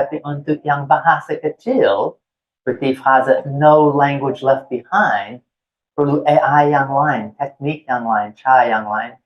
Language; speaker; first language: Indonesian; non-native, fluent; English